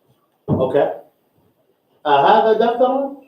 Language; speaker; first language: Arabic; non-native, fluent; English